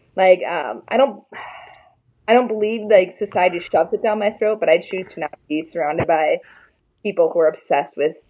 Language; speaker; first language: English; native; English